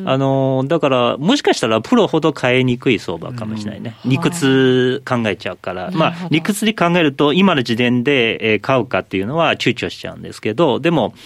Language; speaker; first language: Japanese; non-native, fluent; Chinese